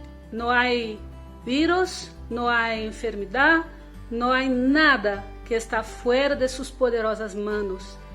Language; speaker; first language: Spanish; non-native, learner; Portuguese